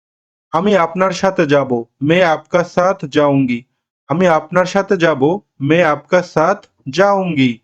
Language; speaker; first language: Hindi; non-native, learner; Bangla